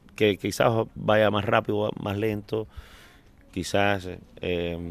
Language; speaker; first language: Spanish; native; Spanish